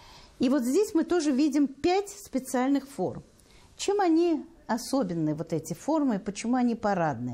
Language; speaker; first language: Russian; native; Russian